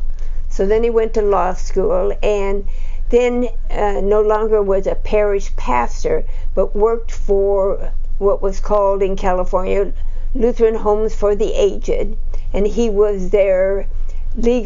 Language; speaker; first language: English; native; English